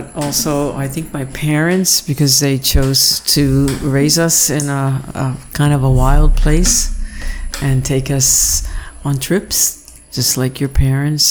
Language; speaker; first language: English; native; English